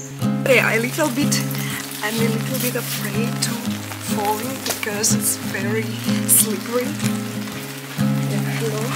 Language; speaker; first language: English; non-native, learner; Russian